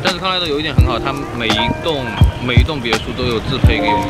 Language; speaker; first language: Chinese; native; Chinese